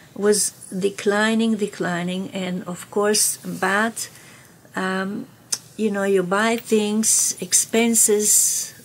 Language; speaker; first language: English; non-native, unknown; Slovenian